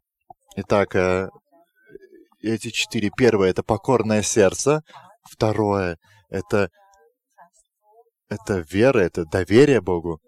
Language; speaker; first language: Russian; non-native, fluent; Lithuanian